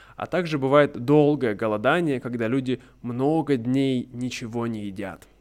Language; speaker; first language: Russian; native; Russian